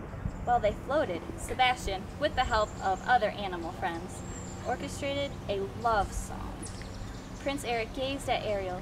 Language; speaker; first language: English; native; English